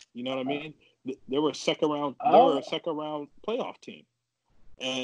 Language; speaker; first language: English; native; English